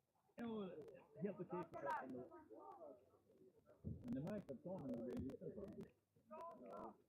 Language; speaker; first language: Swedish; native; Swedish